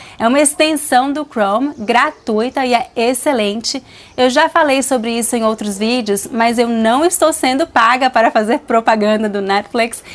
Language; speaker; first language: Portuguese; native; Portuguese